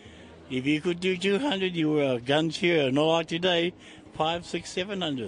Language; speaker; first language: English; native; English